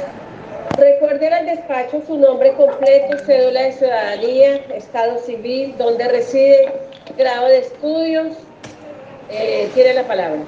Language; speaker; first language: Spanish; native; Spanish